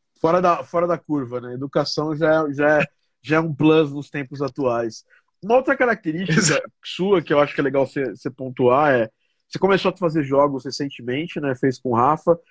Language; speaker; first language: Portuguese; native; Portuguese